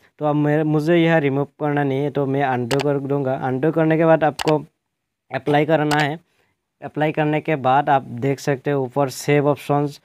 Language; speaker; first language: Hindi; non-native, local second language; Assamese